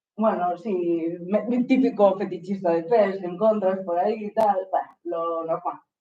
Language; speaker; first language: Spanish; non-native, local second language; Galician